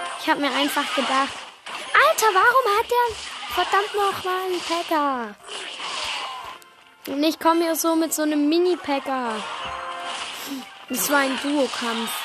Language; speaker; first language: German; native; German